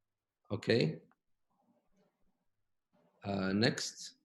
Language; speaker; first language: Arabic; native; Arabic